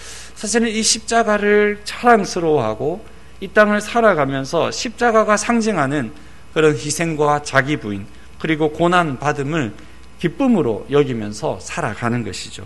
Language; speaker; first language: Korean; native; Korean